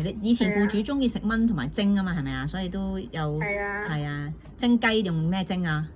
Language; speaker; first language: Cantonese; native; Cantonese